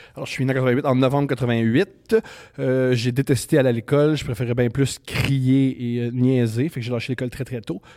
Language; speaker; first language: French; native; French